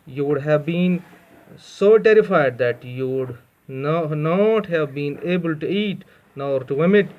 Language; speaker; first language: English; non-native, local second language; Urdu